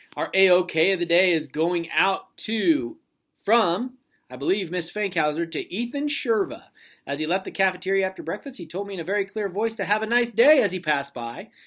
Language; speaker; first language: English; native; English